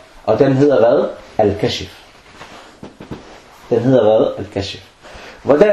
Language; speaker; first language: Danish; non-native, fluent; Arabic